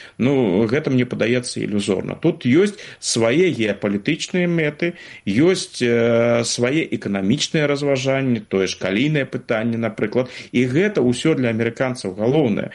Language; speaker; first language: Belarusian; non-native, local second language; Russian